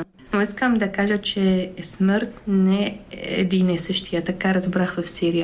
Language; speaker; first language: Bulgarian; non-native, fluent; Arabic